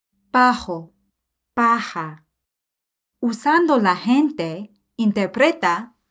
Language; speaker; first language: Spanish; non-native, fluent; English